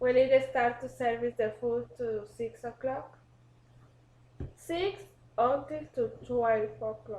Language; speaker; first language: English; non-native, learner; Spanish